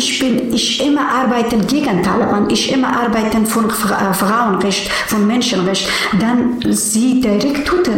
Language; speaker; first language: German; non-native, learner; Persian